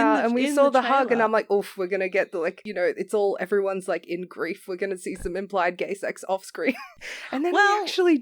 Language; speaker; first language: English; native; English